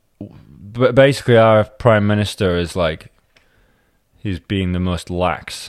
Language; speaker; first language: English; native; English